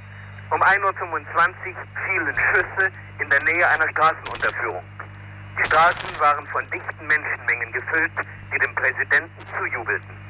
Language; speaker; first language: German; native; German